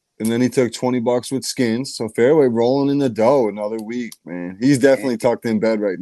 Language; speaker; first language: English; native; English